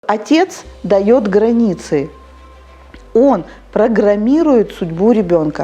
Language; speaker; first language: Russian; native; Russian